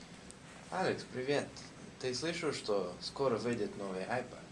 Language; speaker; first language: Russian; non-native, learner; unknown